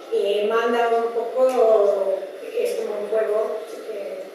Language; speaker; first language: Spanish; non-native, fluent; Dutch